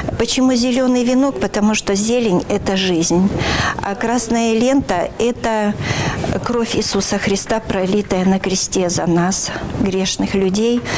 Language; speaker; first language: Russian; native; Russian